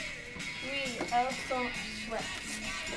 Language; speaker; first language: French; non-native, learner; English